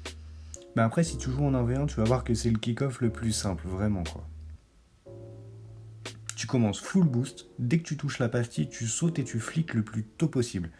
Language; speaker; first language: French; native; French